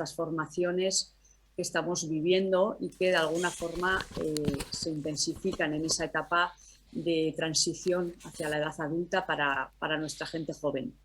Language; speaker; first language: Spanish; native; Spanish